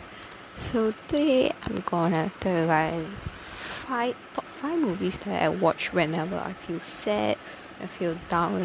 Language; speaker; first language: English; non-native, local second language; Tamil